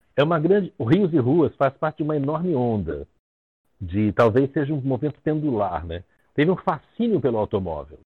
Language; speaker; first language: Portuguese; native; Portuguese